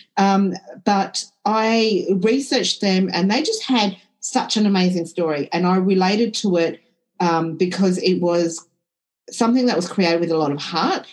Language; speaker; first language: English; early bilingual, other home language; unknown